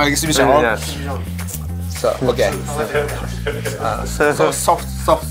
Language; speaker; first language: English; non-native, learner; Japanese